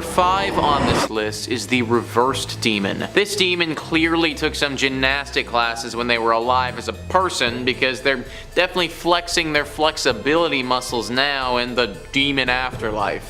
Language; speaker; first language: English; native; English